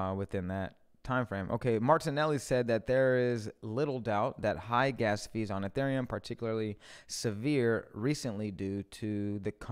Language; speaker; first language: English; early bilingual, other home language; Spanish